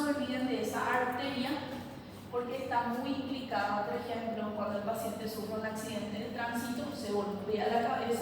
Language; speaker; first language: Spanish; native; Spanish